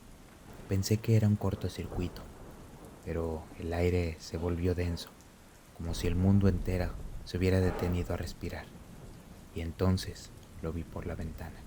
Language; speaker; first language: Spanish; native; Spanish